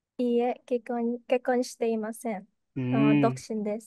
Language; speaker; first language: Japanese; non-native, learner; Filipino